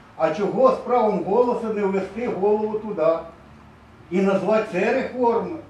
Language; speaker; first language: Ukrainian; native; Ukrainian